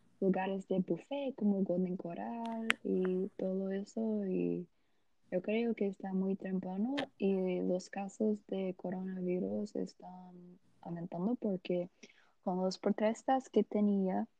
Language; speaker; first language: Spanish; non-native, learner; Portuguese